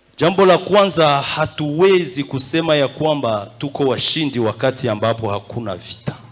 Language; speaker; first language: Swahili; native; Swahili